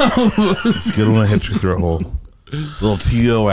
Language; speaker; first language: English; native; English